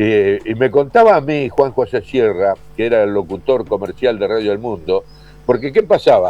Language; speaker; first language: Spanish; native; Spanish